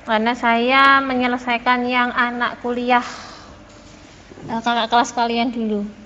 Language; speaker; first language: Indonesian; native; Indonesian